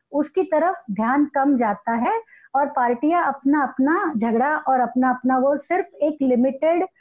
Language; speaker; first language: Hindi; non-native, local second language; Marathi